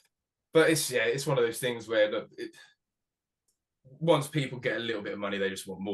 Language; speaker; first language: English; native; English